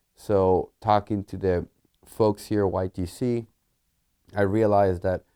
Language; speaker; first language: English; early bilingual, other home language; Spanish